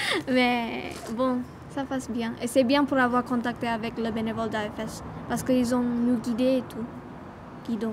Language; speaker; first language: French; non-native, learner; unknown